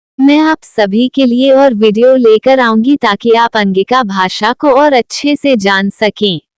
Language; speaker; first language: Hindi; non-native, local second language; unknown